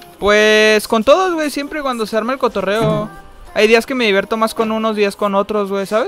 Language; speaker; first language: Spanish; native; Spanish